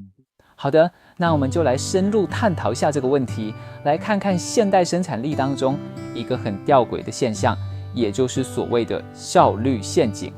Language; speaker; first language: Chinese; native; Chinese